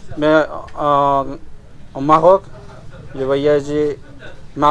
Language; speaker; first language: French; non-native, fluent; Bangla